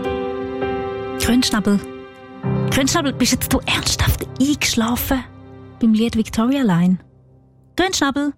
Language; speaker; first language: German; native; German